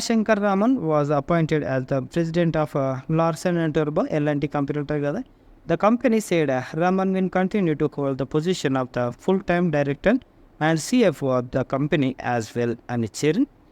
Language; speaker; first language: English; non-native, local second language; Telugu